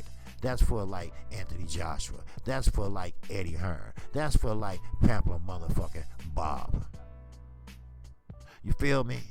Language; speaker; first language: English; native; English